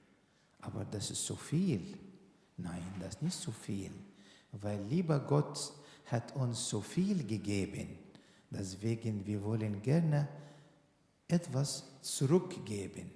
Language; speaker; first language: German; non-native, learner; Arabic